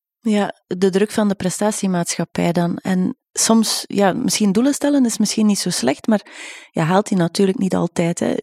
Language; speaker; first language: Dutch; native; Dutch